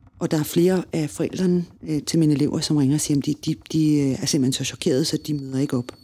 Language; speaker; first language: Danish; native; Danish